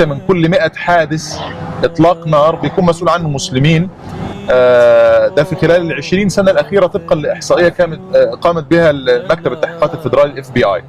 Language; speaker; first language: Arabic; native; Arabic